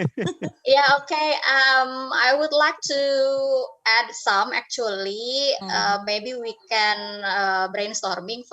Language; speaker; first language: English; non-native, fluent; Indonesian